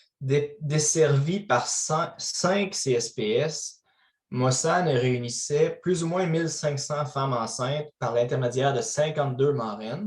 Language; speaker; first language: French; native; French